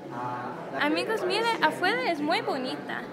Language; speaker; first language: Spanish; non-native, learner; English